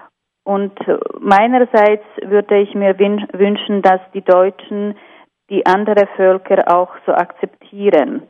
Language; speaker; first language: German; non-native, fluent; Slovak